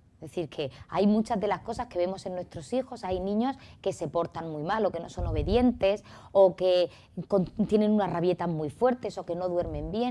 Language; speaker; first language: Spanish; native; Spanish